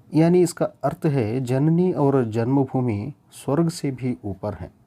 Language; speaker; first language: Hindi; non-native, local second language; Kannada